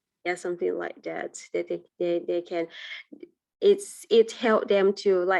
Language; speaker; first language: English; non-native, learner; Thai